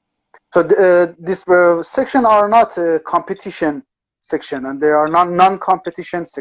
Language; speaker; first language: English; non-native, learner; Persian